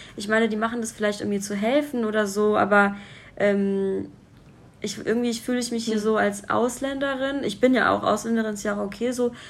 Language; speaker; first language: German; native; German